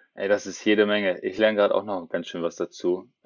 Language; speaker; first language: German; native; German